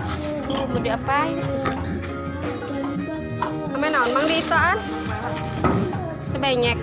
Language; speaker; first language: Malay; non-native, local second language; Sundanese